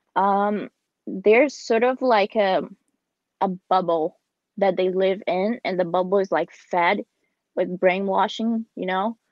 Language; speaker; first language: English; non-native, fluent; Portuguese